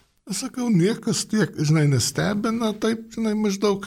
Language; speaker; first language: Lithuanian; early bilingual, heritage; Lithuanian